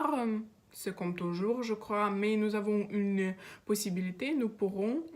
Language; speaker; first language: French; non-native, learner; Russian